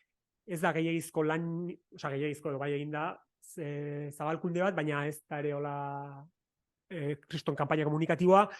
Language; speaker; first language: Basque; native; Basque